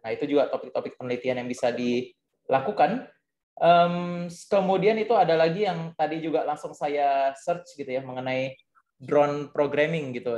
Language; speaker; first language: Indonesian; native; Indonesian